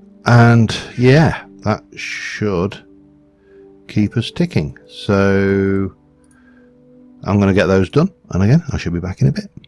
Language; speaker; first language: English; native; English